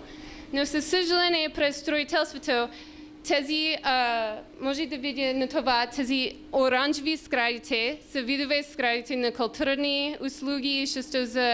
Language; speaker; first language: Bulgarian; non-native, learner; English